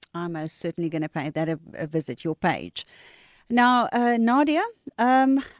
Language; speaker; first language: English; non-native, local second language; Afrikaans